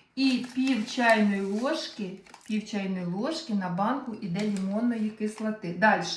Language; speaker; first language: Ukrainian; native; Ukrainian